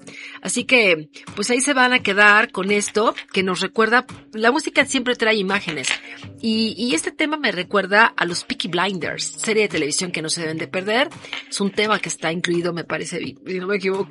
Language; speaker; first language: Spanish; native; Spanish